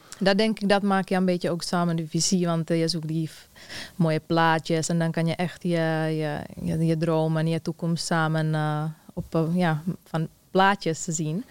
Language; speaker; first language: Dutch; non-native, learner; Czech